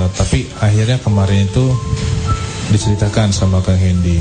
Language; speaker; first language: Indonesian; native; Indonesian